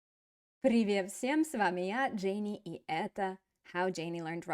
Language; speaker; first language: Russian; non-native, fluent; English